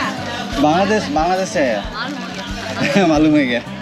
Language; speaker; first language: Hindi; non-native, learner; Bangla